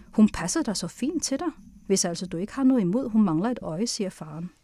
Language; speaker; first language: Danish; early bilingual, other home language; Chinese